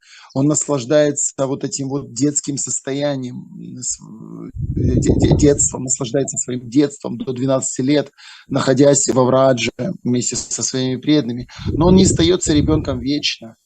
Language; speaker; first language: Russian; native; Russian